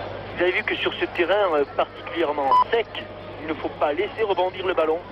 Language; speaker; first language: French; native; French